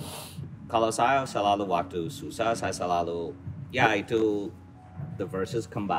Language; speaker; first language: Indonesian; non-native, fluent; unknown